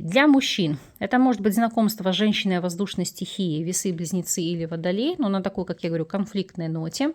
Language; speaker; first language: Russian; native; Russian